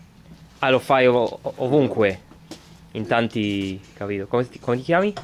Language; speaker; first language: Italian; non-native, fluent; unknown